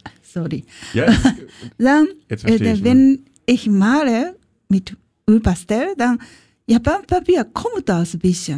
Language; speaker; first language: German; non-native, learner; Japanese